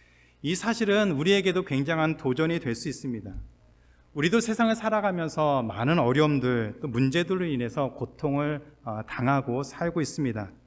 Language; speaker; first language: Korean; native; Korean